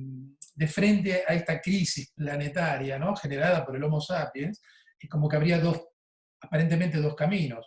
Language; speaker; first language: Spanish; native; Spanish